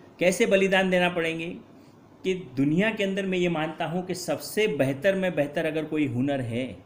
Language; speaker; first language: Hindi; non-native, local second language; Gujarati